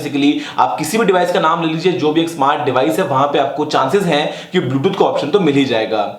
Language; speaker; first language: Hindi; native; Hindi